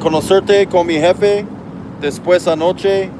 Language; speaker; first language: Spanish; non-native, learner; English